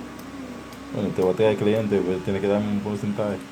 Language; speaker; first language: Spanish; non-native, fluent; Haitian Creole